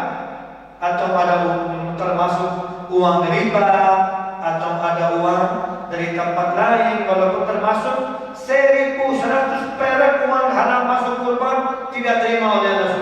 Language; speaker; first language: Indonesian; non-native, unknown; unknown